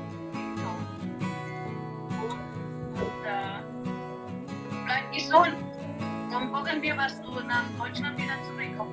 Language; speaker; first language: German; non-native, fluent; Filipino